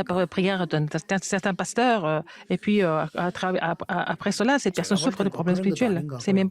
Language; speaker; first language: French; non-native, fluent; Korean